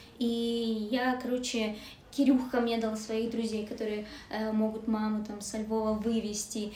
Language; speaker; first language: Russian; native; Russian